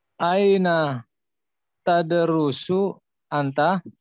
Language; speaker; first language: Arabic; non-native, learner; Indonesian